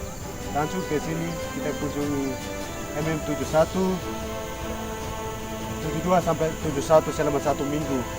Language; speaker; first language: Indonesian; non-native, local second language; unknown